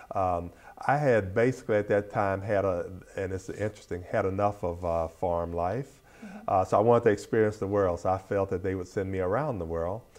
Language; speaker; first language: English; native; English